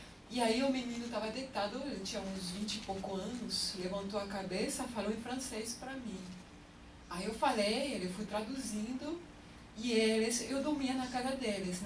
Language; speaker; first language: Portuguese; non-native, fluent; French